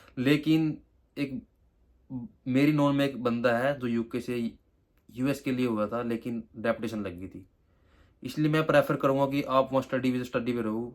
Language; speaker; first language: Hindi; native; Hindi